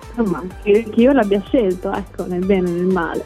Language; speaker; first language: Italian; native; Italian